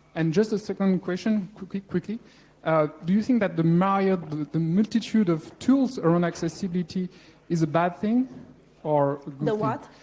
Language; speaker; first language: English; non-native, fluent; French